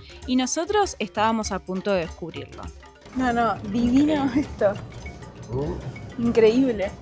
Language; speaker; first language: Spanish; native; Spanish